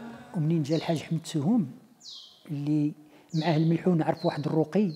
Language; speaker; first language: Arabic; native; Arabic